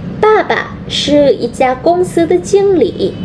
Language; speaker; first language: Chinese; non-native, fluent; Vietnamese